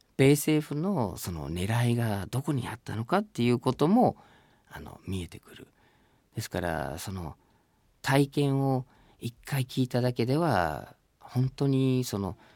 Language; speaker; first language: Japanese; non-native, fluent; English